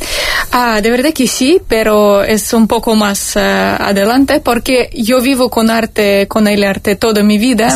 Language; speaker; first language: Spanish; non-native, fluent; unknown